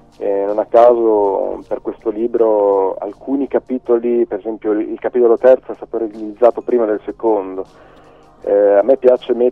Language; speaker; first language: Italian; native; Italian